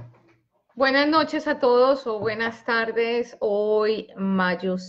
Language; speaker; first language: Spanish; native; Spanish